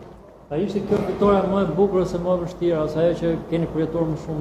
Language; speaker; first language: Albanian; native; Albanian